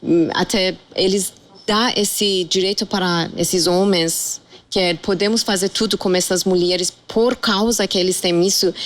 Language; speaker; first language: Portuguese; non-native, fluent; Persian